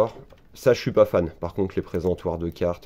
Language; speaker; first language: French; native; French